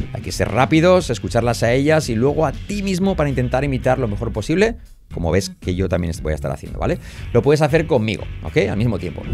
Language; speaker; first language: Spanish; native; Spanish